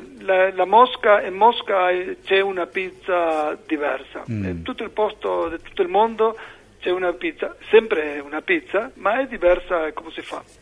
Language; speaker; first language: Italian; non-native, learner; Spanish